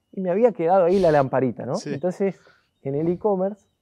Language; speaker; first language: Spanish; native; Spanish